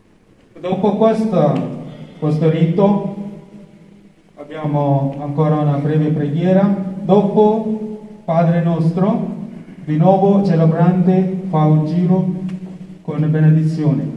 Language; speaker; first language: Italian; non-native, fluent; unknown